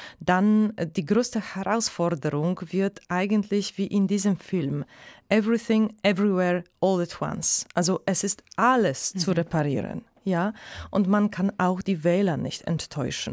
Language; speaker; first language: German; non-native, fluent; Polish